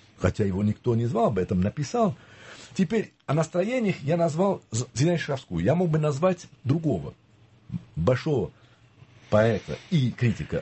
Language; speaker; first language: Russian; early bilingual, heritage; Russian